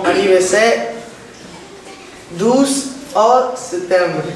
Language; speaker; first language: French; non-native, learner; Catalan